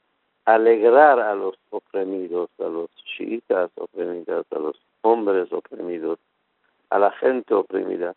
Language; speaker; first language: Spanish; non-native, fluent; Persian